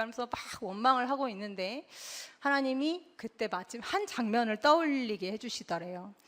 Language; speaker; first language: Korean; native; Korean